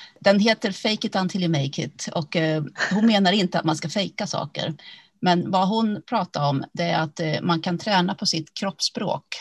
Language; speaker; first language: Swedish; early bilingual, other home language; Finnish